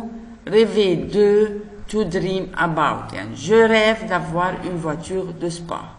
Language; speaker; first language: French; non-native, fluent; Arabic